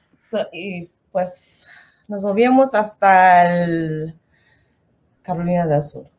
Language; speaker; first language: Spanish; non-native, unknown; English